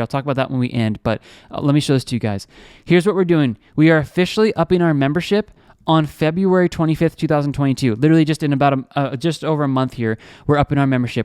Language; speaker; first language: English; native; English